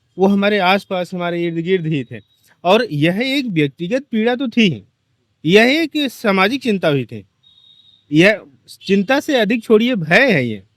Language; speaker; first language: Hindi; native; Hindi